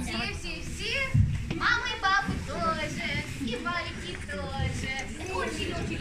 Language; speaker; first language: Russian; non-native, learner; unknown